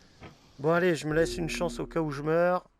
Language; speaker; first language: French; native; French